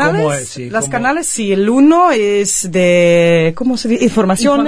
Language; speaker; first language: Spanish; non-native, fluent; Dutch